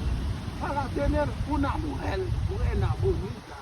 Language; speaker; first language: Spanish; non-native, learner; Haitian Creole